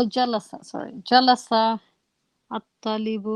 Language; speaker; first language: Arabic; non-native, learner; English